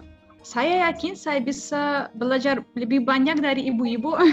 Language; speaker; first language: Indonesian; non-native, fluent; Russian